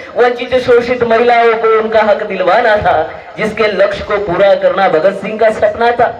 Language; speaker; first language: Hindi; non-native, local second language; Marathi